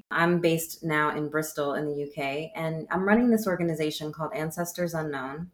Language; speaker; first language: English; native; English